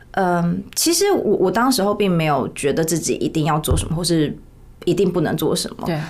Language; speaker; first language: Chinese; native; Chinese